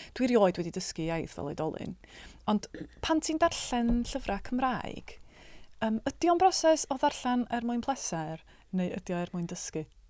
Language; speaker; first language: Welsh; native; Welsh